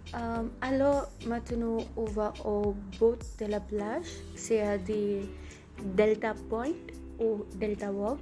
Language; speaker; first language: French; non-native, fluent; Konkani